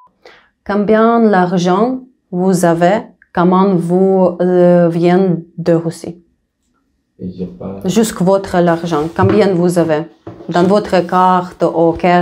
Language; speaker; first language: French; non-native, learner; Russian